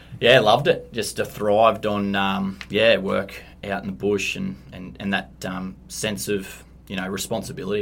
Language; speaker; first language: English; native; English